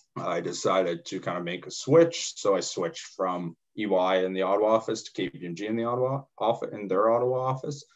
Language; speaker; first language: English; native; English